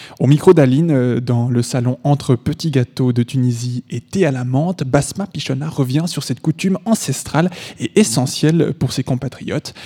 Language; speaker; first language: French; native; French